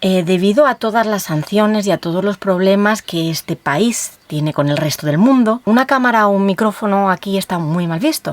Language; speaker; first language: Spanish; native; Spanish